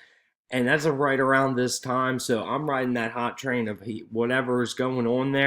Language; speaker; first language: English; native; English